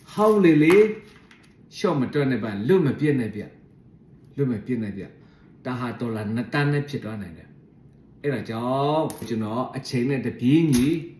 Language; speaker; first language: Burmese; non-native, local second language; Shan